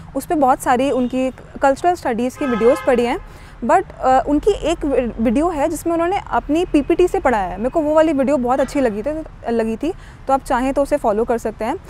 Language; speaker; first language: Hindi; native; Hindi